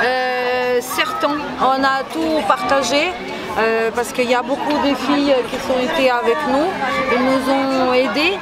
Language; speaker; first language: French; non-native, fluent; Ukrainian